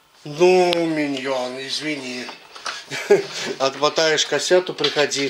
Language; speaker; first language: Russian; native; Russian